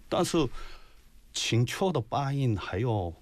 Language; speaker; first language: Chinese; non-native, learner; Korean